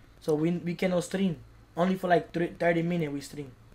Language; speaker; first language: English; non-native, learner; Spanish